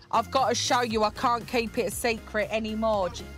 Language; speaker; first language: English; native; English